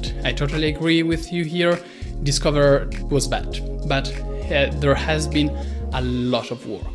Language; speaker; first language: English; non-native, fluent; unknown